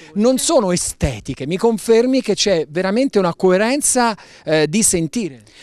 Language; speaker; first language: Italian; native; Italian